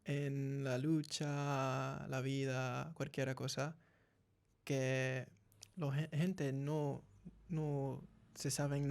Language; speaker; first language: Spanish; early bilingual, heritage; English